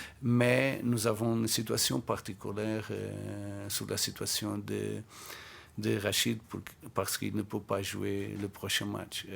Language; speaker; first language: French; non-native, fluent; Portuguese